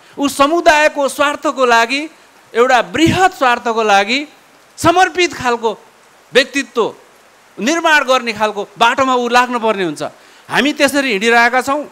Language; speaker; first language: Nepali; native; Nepali